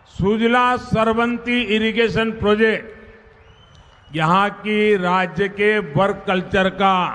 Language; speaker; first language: Hindi; non-native, local second language; Gujarati